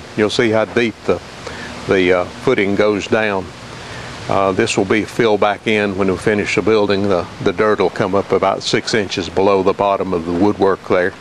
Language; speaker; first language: English; native; English